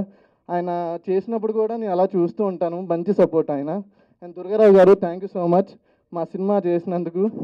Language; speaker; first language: Telugu; native; Telugu